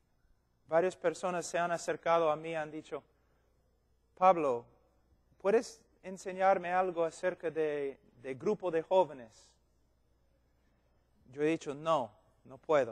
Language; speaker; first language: Spanish; non-native, fluent; English